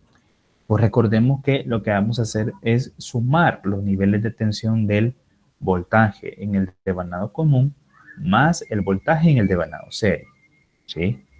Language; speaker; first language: Spanish; native; Spanish